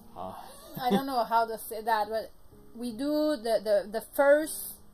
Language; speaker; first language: English; native; English